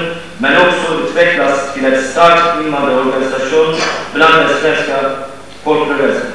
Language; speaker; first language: Swedish; non-native, fluent; Kurdish